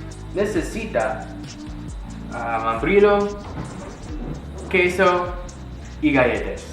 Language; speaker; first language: Spanish; non-native, learner; English